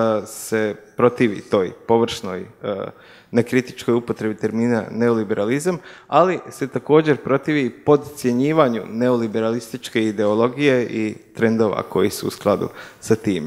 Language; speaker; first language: Croatian; native; Croatian